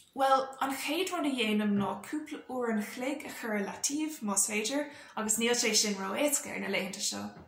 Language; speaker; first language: Irish; non-native, local second language; English